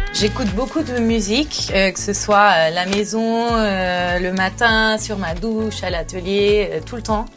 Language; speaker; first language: French; non-native, fluent; Portuguese